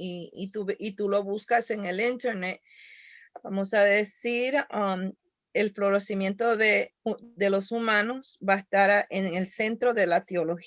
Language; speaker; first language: Spanish; early bilingual, heritage; Spanish